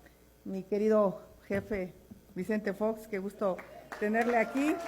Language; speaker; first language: Spanish; native; Spanish